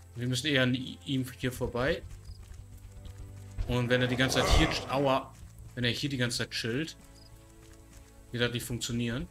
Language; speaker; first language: German; native; German